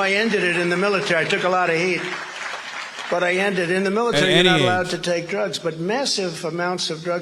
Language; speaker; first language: English; native; English